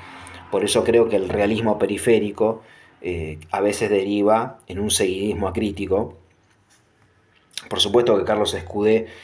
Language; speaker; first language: Spanish; native; Spanish